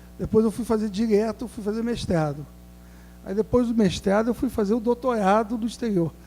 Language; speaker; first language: Portuguese; native; Portuguese